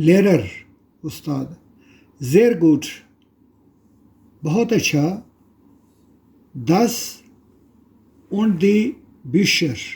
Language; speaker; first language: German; non-native, fluent; Urdu